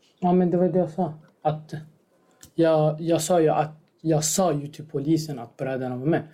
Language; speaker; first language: Swedish; non-native, fluent; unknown